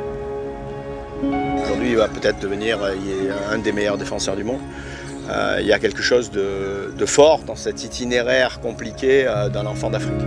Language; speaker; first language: French; native; French